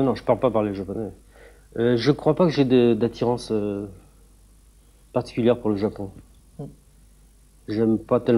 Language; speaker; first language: French; native; French